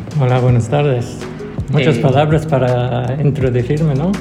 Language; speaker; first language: Spanish; non-native, learner; English